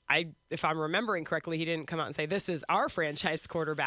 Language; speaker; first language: English; native; English